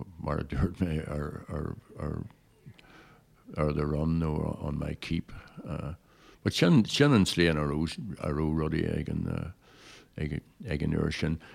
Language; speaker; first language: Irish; non-native, local second language; English